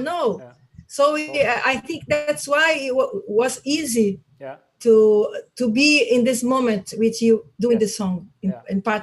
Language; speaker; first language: English; non-native, learner; Portuguese